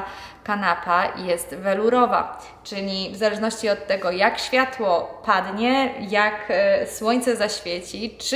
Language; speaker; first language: Polish; native; Polish